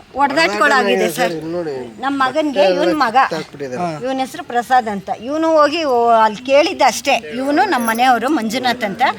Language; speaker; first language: Kannada; native; Kannada